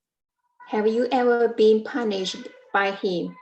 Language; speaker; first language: English; non-native, learner; Chinese